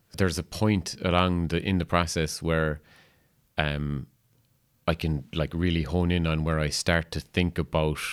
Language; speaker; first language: English; native; English